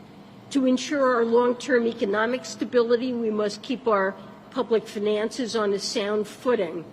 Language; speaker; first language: English; native; English